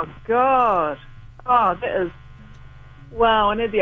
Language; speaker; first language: English; native; English